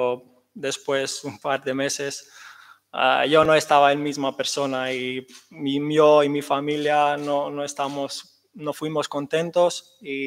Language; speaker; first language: Spanish; non-native, fluent; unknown